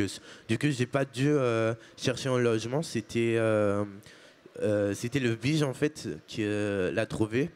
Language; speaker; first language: French; non-native, fluent; Portuguese